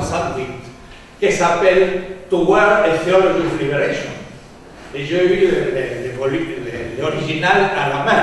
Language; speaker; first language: French; non-native, fluent; Spanish